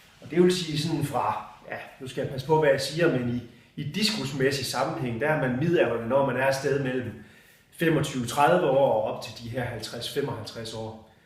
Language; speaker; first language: Danish; native; Danish